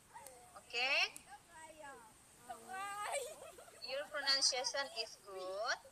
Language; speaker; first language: English; non-native, learner; Indonesian